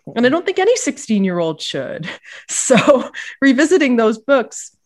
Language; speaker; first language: English; native; English